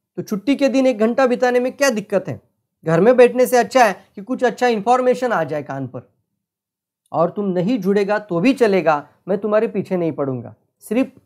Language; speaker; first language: Hindi; non-native, local second language; Marathi